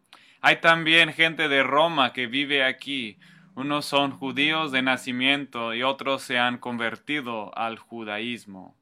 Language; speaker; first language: Spanish; non-native, fluent; English